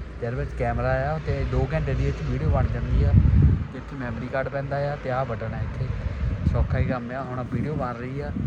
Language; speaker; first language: Punjabi; native; Punjabi